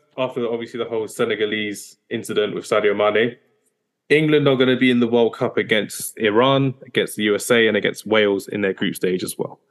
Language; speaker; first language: English; early bilingual, other home language; Hindi